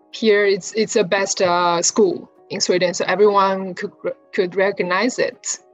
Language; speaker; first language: English; non-native, fluent; Chinese